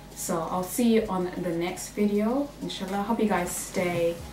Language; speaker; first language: English; native; English